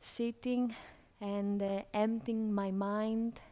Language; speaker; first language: English; non-native, fluent; Greek